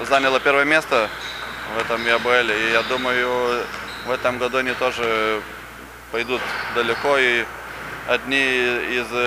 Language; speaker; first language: Russian; non-native, fluent; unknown